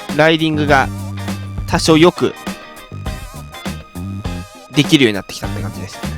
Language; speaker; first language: Japanese; native; Japanese